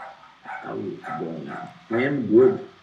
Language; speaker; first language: English; non-native, learner; Portuguese